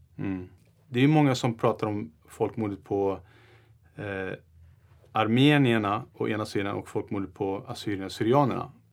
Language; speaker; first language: Swedish; early bilingual, other home language; Turoyo